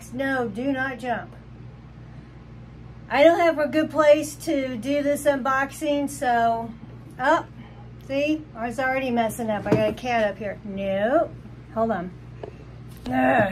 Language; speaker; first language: English; native; English